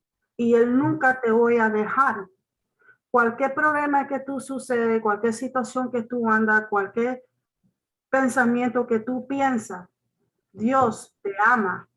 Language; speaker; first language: Spanish; non-native, learner; English